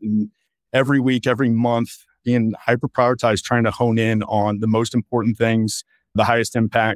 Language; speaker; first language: English; native; English